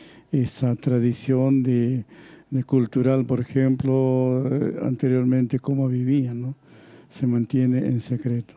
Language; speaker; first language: Spanish; non-native, local second language; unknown